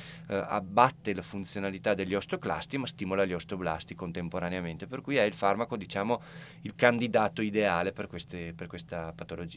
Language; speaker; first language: Italian; native; Italian